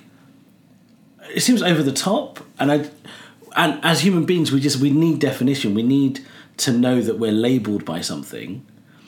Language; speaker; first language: English; native; English